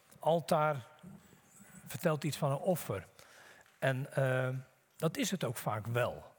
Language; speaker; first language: Dutch; native; Dutch